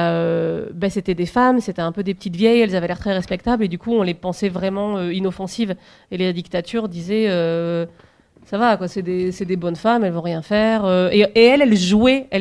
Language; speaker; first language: French; native; French